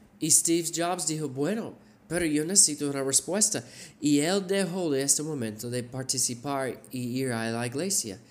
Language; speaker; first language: Spanish; non-native, fluent; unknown